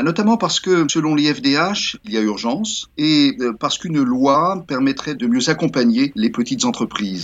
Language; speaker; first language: French; native; French